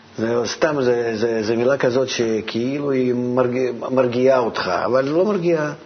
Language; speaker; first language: Hebrew; non-native, fluent; Russian